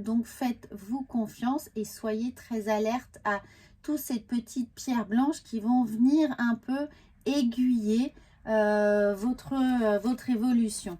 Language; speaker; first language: French; native; French